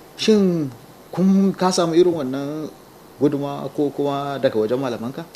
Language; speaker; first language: Hausa; native; Hausa